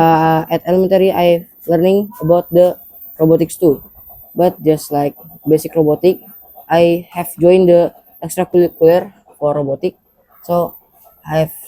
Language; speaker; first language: English; non-native, learner; Indonesian